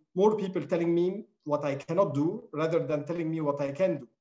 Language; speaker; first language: English; non-native, fluent; Arabic